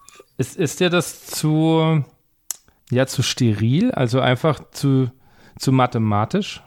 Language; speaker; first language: German; native; German